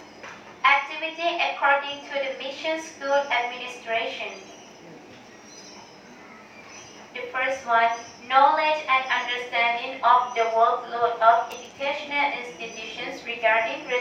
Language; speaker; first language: English; non-native, learner; Thai